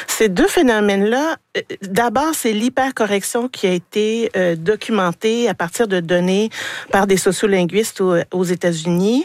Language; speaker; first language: French; native; French